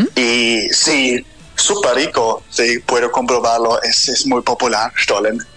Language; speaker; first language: Spanish; non-native, fluent; German